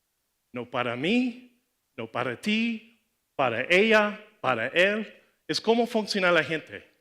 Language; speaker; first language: Spanish; non-native, learner; English